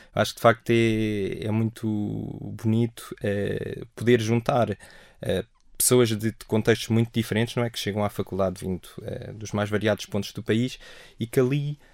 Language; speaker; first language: Portuguese; native; Portuguese